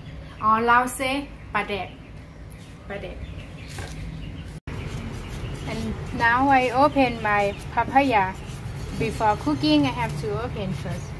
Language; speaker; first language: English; non-native, learner; Lao